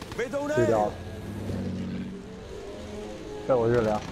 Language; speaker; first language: Chinese; native; Chinese